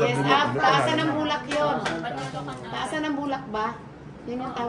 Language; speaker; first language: Filipino; native; Filipino